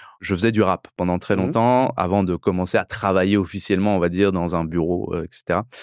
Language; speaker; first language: French; early bilingual, other home language; Persian